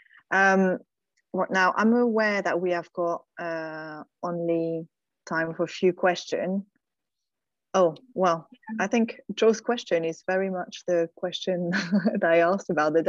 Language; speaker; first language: English; non-native, fluent; French